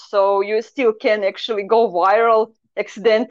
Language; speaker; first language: English; non-native, fluent; Croatian